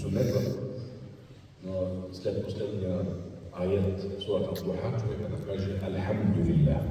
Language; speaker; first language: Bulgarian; non-native, fluent; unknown